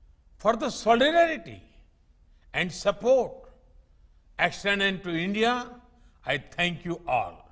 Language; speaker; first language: English; non-native, local second language; Gujarati